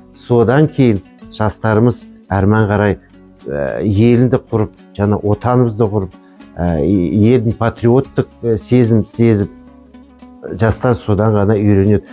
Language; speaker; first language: Kazakh; non-native, local second language; Chechen